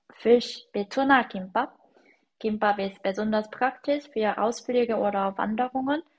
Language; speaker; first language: German; non-native, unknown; Korean